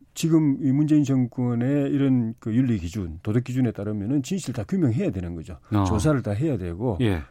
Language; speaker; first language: Korean; native; Korean